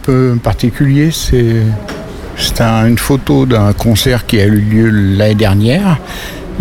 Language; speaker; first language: French; native; French